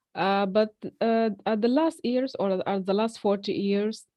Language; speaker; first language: English; non-native, fluent; Arabic